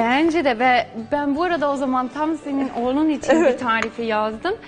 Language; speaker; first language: Turkish; non-native, fluent; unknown